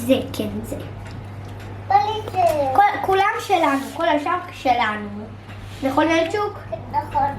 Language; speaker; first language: Hebrew; early bilingual, other home language; English